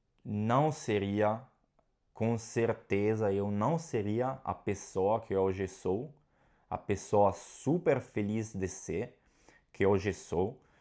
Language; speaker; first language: Portuguese; non-native, fluent; Italian